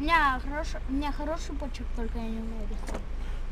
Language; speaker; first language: Russian; non-native, learner; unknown